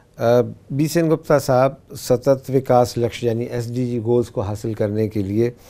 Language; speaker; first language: Hindi; native; Hindi